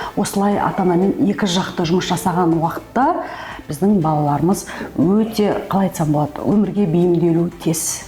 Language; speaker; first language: Kazakh; native; Kazakh